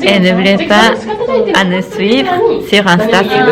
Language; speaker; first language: French; non-native, learner; Japanese